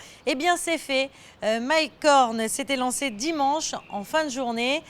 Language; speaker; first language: French; native; French